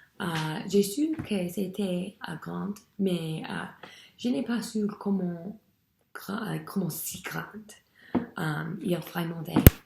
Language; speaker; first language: French; non-native, learner; English